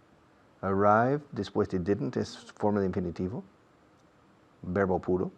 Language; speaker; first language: Spanish; non-native, fluent; English